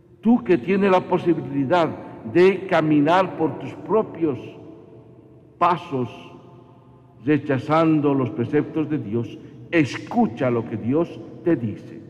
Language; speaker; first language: Spanish; native; Spanish